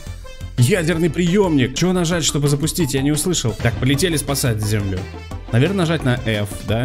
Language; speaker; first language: Russian; native; Russian